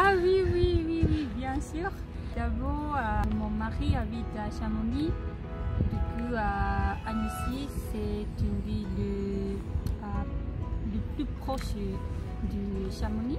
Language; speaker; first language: French; non-native, learner; Japanese